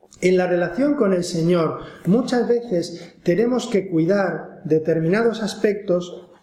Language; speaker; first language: Spanish; native; Spanish